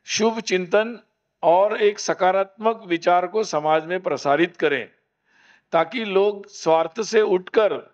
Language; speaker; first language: Hindi; non-native, local second language; Marathi